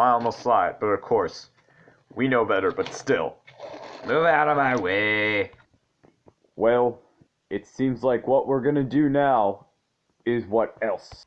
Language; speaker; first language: English; native; English